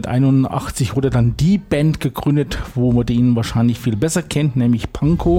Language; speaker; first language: German; native; German